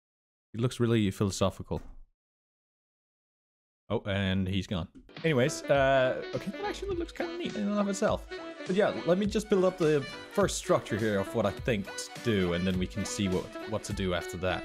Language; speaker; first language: English; native; English